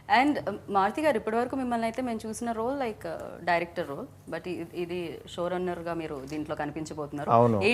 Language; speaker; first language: Telugu; native; Telugu